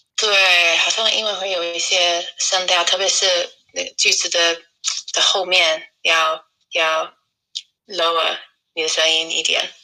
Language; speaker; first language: Chinese; non-native, fluent; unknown